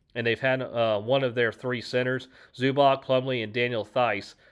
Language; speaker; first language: English; native; English